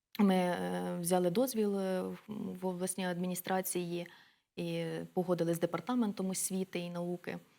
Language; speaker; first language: Ukrainian; native; Ukrainian